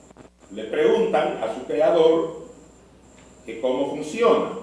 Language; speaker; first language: Spanish; native; Spanish